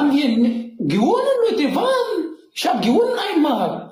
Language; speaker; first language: German; non-native, learner; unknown